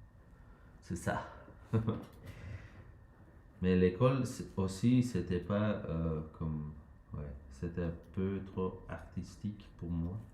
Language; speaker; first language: French; non-native, learner; Dutch